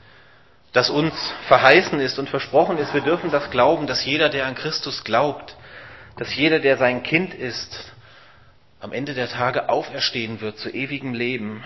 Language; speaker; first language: German; native; German